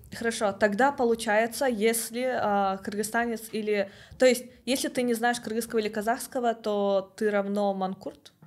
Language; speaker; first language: Russian; native; Russian